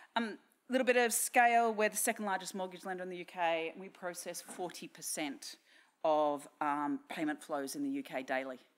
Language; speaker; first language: English; native; English